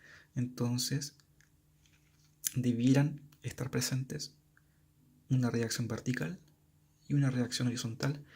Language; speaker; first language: Spanish; native; Spanish